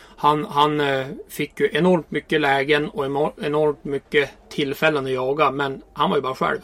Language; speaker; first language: Swedish; native; Swedish